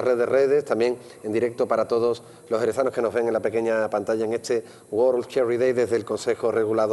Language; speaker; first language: Spanish; native; Spanish